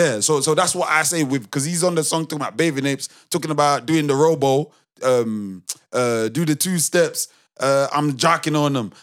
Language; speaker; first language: English; native; English